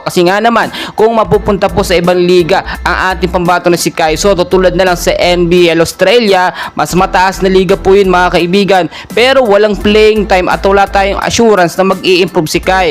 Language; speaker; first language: Filipino; native; Filipino